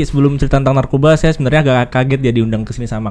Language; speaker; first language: Indonesian; native; Indonesian